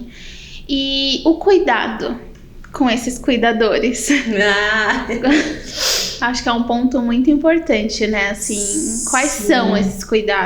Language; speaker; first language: Portuguese; native; Portuguese